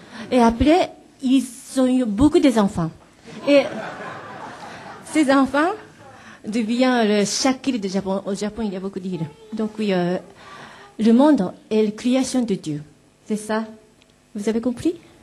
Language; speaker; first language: French; non-native, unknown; Japanese